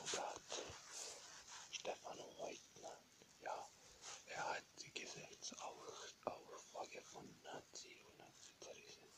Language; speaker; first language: German; non-native, learner; Bosnian